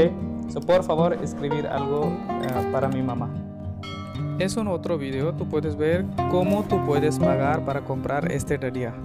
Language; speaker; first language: Spanish; non-native, learner; Hindi